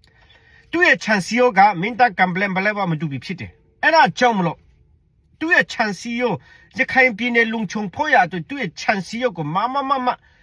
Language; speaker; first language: Burmese; non-native, local second language; Hakha Chin